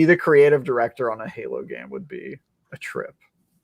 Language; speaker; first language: English; native; English